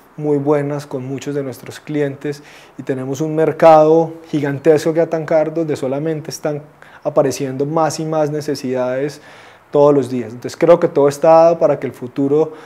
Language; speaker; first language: Spanish; native; Spanish